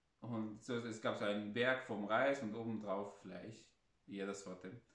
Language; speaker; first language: German; non-native, fluent; Arabic